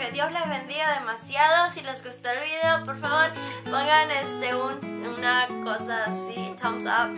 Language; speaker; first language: Spanish; early bilingual, heritage; Spanish